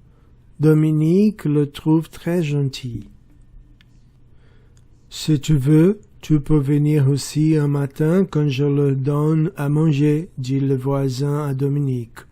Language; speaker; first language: French; non-native, learner; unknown